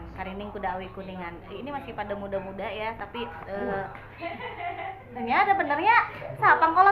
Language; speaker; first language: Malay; non-native, local second language; Sundanese